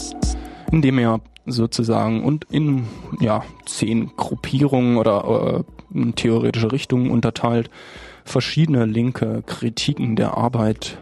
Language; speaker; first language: German; native; German